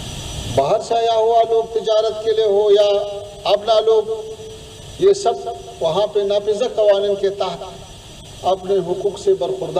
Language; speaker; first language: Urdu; non-native, fluent; Pashto